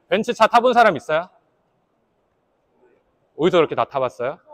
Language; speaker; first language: Korean; native; Korean